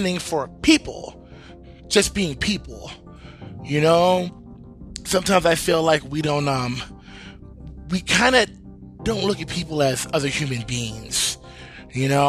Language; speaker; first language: English; native; English